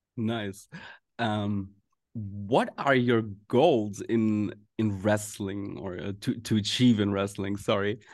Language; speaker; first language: English; non-native, fluent; German